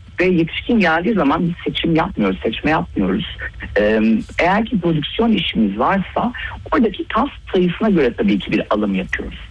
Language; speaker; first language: Turkish; native; Turkish